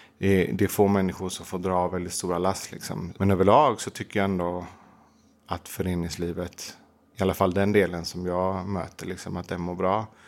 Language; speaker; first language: Swedish; native; Swedish